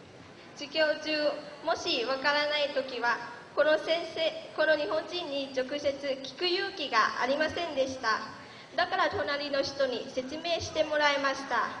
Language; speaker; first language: Japanese; early bilingual, other home language; Lao